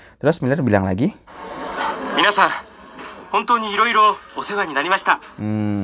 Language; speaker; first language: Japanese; non-native, learner; Indonesian